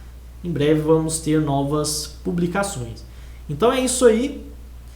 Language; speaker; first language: Portuguese; native; Portuguese